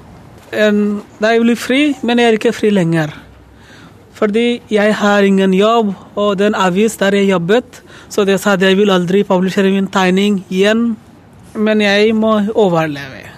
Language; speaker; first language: Norwegian; non-native, learner; Bangla